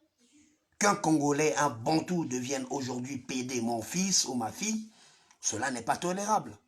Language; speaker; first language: French; non-native, local second language; Lingala